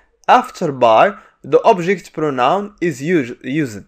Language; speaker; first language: English; non-native, fluent; Arabic